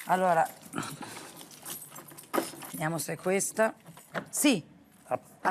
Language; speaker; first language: Italian; native; Italian